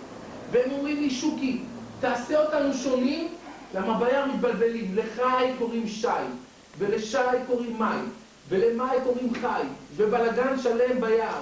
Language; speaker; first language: Hebrew; native; Hebrew